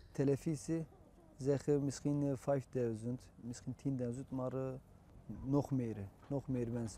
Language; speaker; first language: Dutch; non-native, learner; Turkish